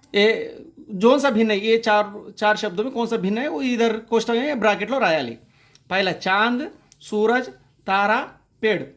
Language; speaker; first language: Hindi; non-native, local second language; Telugu